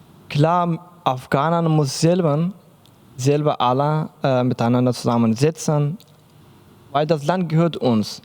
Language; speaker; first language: German; non-native, learner; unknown